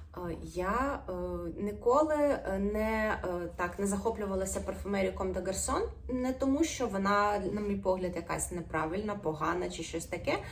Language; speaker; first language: Ukrainian; non-native, local second language; Russian